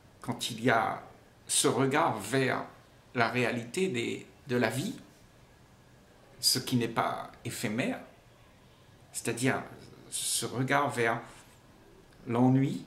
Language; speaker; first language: French; native; French